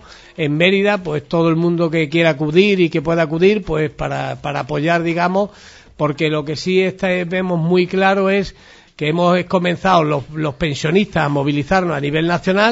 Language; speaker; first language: Spanish; native; Spanish